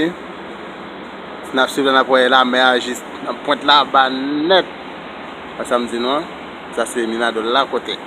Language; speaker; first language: French; non-native, learner; Haitian Creole